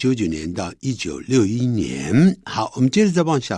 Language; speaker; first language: Chinese; native; Chinese